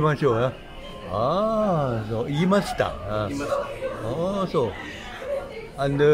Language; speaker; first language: Japanese; non-native, learner; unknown